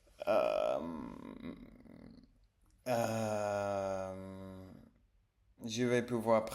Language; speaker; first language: French; non-native, learner; English